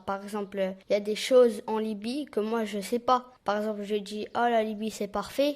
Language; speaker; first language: French; early bilingual, other home language; Arabic